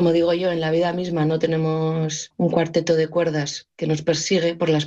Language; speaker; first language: Spanish; native; Spanish